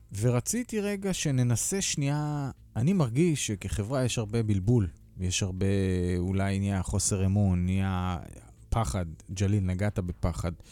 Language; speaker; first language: Hebrew; native; Hebrew